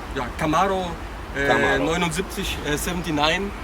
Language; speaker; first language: Polish; non-native, fluent; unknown